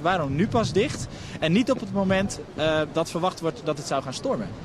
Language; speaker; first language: Dutch; native; Dutch